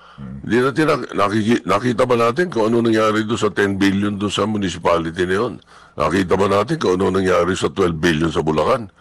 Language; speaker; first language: Filipino; native; Filipino